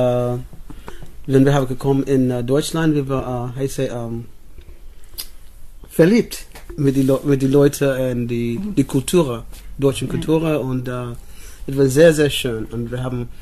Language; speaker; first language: German; non-native, learner; English